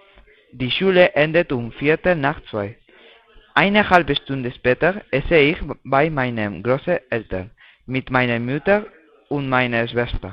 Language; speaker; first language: German; non-native, learner; Spanish